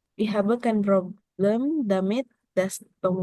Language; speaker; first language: German; non-native, learner; Indonesian